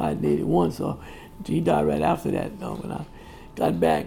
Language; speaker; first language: English; native; English